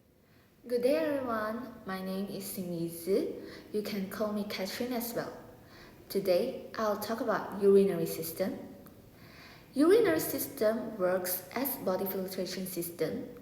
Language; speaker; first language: English; non-native, local second language; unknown